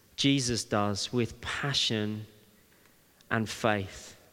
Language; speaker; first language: English; native; English